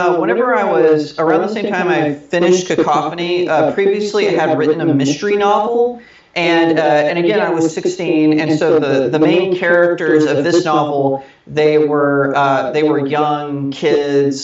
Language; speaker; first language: English; native; English